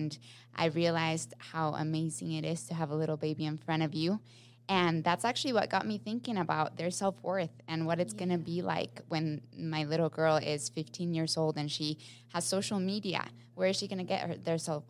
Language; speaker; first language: English; non-native, fluent; Spanish